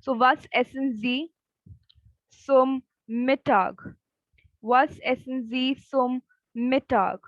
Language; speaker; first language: German; non-native, fluent; Hindi